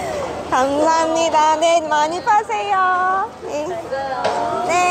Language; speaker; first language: Korean; non-native, fluent; Japanese